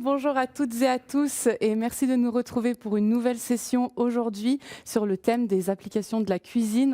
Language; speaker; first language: French; native; French